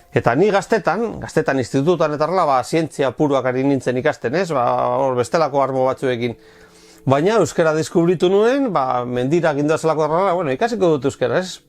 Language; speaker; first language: Basque; non-native, local second language; Spanish